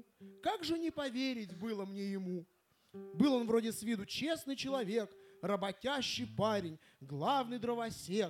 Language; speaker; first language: Russian; native; Russian